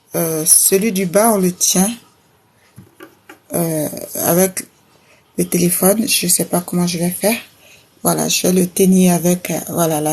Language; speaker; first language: French; native; French